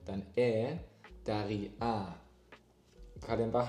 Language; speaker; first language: Indonesian; non-native, learner; German